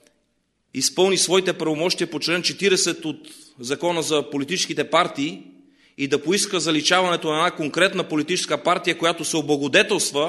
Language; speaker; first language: Bulgarian; native; Bulgarian